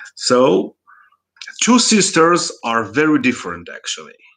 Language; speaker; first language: English; non-native, fluent; Russian